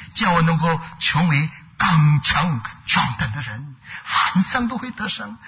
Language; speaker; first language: Chinese; non-native, fluent; Korean